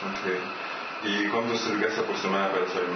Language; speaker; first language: Spanish; non-native, learner; French